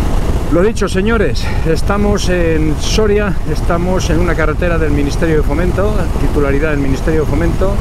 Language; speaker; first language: Spanish; native; Spanish